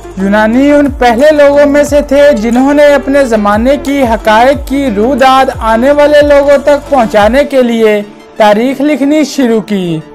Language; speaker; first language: Urdu; native; Urdu